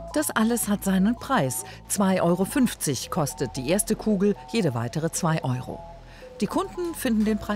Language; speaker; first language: German; native; German